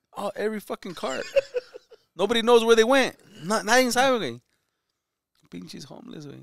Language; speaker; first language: English; early bilingual, other home language; Spanish